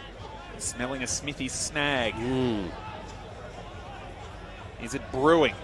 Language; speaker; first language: English; native; English